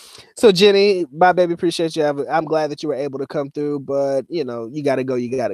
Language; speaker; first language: English; native; English